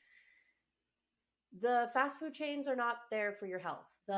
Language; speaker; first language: English; native; English